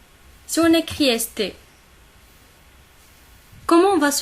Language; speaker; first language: French; non-native, local second language; Arabic